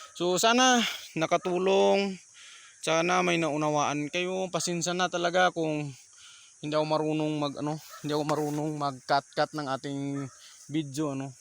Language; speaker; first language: Filipino; native; Filipino